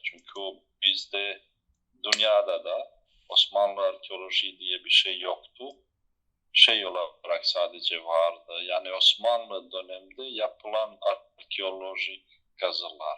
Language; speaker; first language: Turkish; non-native, fluent; Bosnian